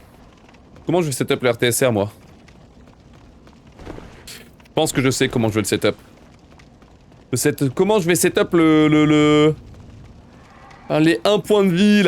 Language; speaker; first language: French; native; French